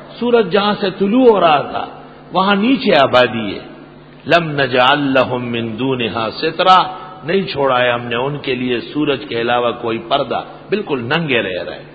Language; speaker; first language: Urdu; non-native, local second language; Pashto